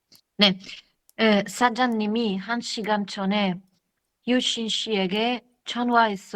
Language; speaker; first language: Korean; non-native, learner; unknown